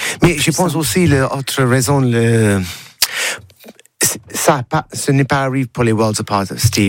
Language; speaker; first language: French; non-native, learner; English